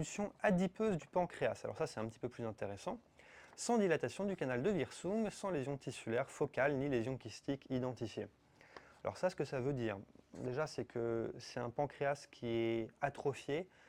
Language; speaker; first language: French; native; French